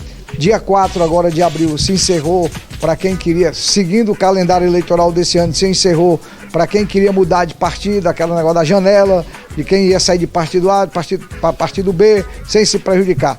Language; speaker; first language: Portuguese; native; Portuguese